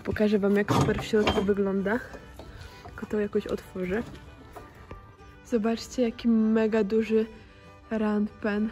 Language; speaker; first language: Polish; native; Polish